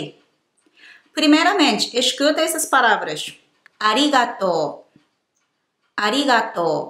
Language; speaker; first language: Portuguese; non-native, fluent; Japanese